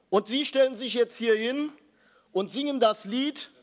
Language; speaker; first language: German; native; German